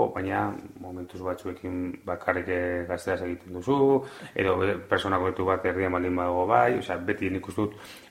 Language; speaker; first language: Basque; non-native, local second language; Spanish